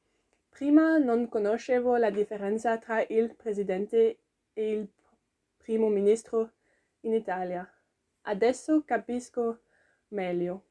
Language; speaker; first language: Italian; non-native, learner; French